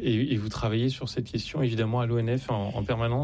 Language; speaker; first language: French; native; French